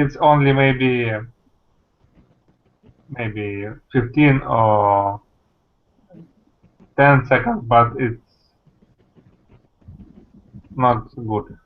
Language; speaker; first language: English; non-native, learner; Russian